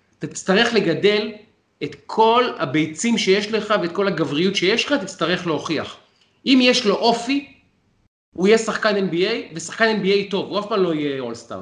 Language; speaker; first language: Hebrew; native; Hebrew